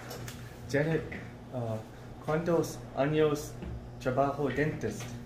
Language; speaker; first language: Spanish; non-native, learner; English